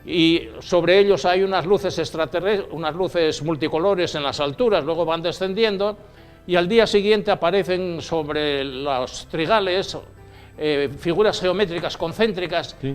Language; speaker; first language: Spanish; native; Spanish